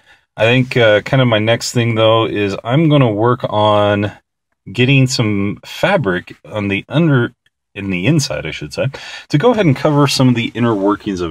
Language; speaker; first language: English; native; English